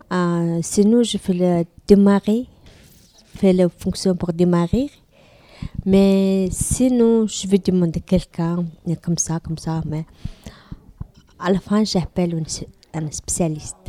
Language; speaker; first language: French; non-native, learner; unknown